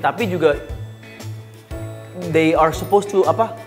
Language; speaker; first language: English; early bilingual, other home language; Indonesian